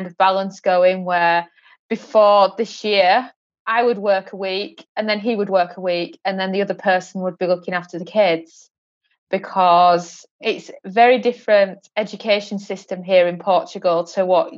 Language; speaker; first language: English; native; English